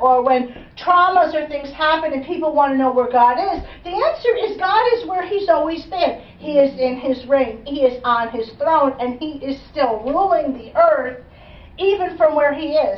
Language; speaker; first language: English; native; English